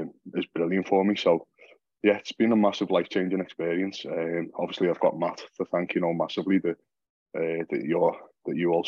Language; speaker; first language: English; native; English